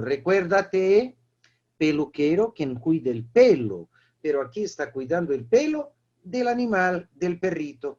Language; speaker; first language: Spanish; non-native, fluent; Portuguese